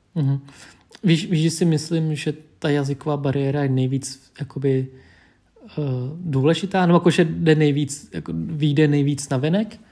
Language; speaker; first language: Czech; early bilingual, other home language; Vietnamese